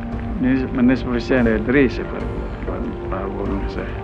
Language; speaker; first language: Dutch; non-native, learner; Indonesian